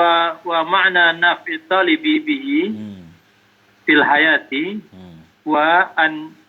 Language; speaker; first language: Arabic; non-native, fluent; Indonesian